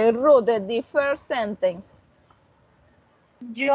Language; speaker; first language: English; non-native, learner; Spanish